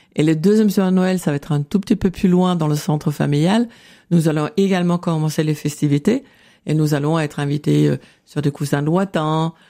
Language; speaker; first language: French; non-native, fluent; Danish